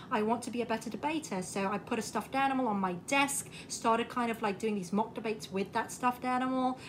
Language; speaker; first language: English; early bilingual, other home language; Korean